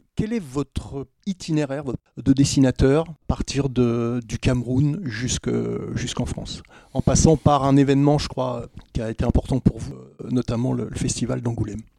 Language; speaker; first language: French; native; French